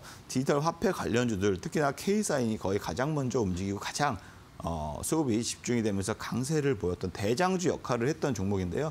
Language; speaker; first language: Korean; native; Korean